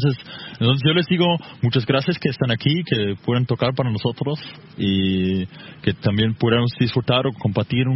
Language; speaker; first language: Spanish; non-native, fluent; German